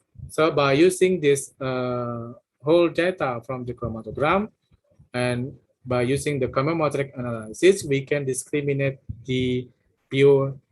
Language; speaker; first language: English; non-native, fluent; Indonesian